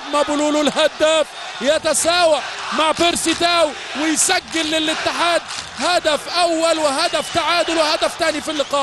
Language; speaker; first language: Arabic; native; Arabic